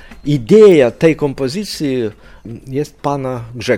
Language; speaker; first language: Polish; non-native, learner; Lithuanian